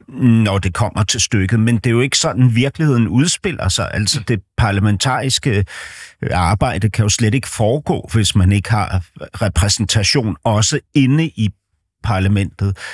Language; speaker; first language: Danish; native; Danish